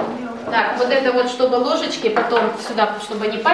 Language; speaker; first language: Russian; native; Russian